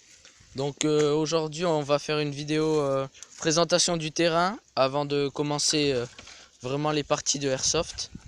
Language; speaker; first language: French; native; French